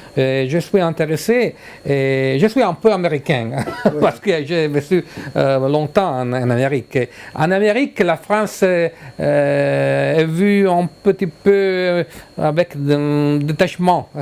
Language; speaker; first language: French; non-native, learner; Italian